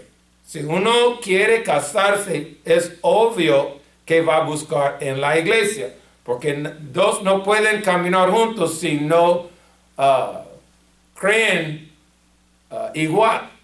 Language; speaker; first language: Spanish; non-native, fluent; English